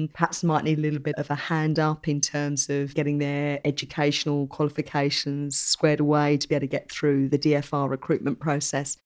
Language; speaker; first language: English; native; English